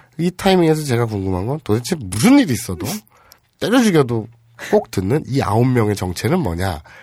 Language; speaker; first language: Korean; native; Korean